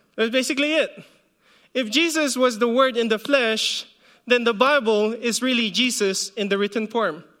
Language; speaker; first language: English; non-native, local second language; Filipino